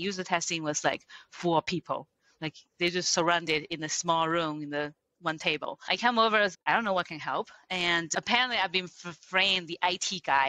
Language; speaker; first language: English; non-native, fluent; Chinese